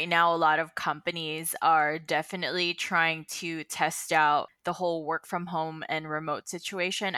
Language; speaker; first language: English; non-native, local second language; Filipino